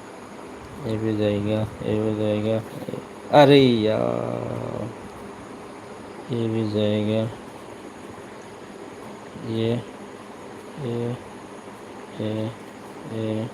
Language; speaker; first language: Hindi; non-native, local second language; Bodo